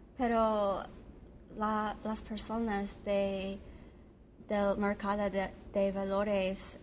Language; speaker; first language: Spanish; non-native, learner; English